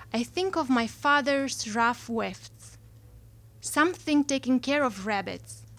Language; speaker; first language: English; non-native, fluent; Romanian